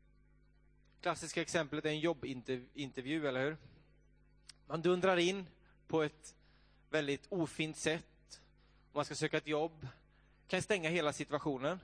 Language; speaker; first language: Swedish; native; Swedish